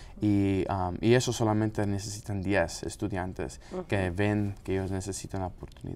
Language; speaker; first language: Spanish; non-native, local second language; English